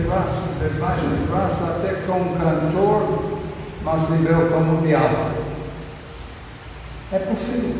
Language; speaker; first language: Portuguese; non-native, fluent; English